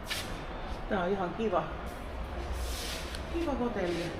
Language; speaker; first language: Finnish; native; Finnish